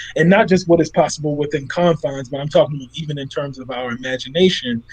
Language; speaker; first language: English; native; English